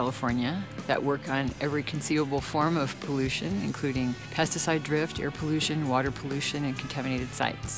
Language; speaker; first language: English; native; English